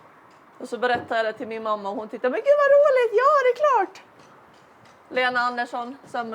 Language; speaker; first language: Swedish; native; Swedish